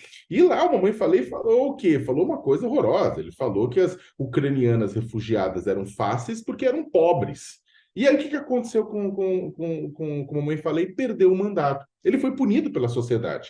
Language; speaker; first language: Portuguese; native; Portuguese